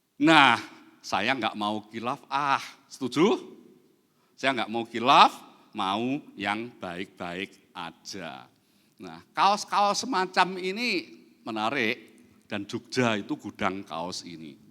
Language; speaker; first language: Indonesian; non-native, local second language; Javanese